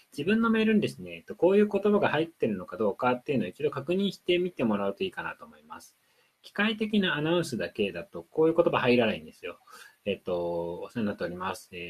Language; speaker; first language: Japanese; native; Japanese